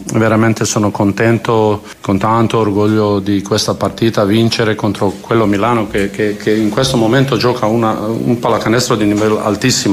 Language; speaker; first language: Italian; non-native, fluent; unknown